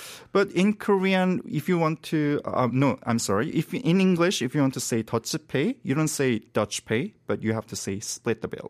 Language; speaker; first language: English; non-native, fluent; Korean